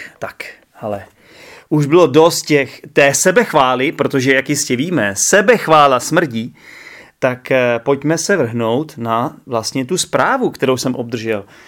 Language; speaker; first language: Czech; native; Czech